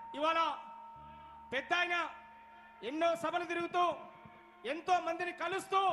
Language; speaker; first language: Telugu; native; Telugu